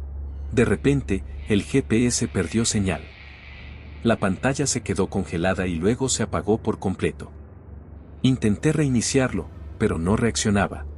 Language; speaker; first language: Spanish; native; Spanish